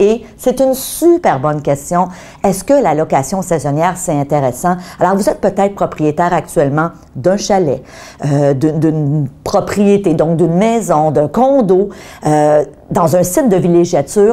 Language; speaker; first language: French; native; French